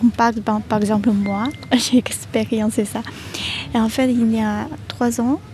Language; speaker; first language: French; non-native, fluent; Chinese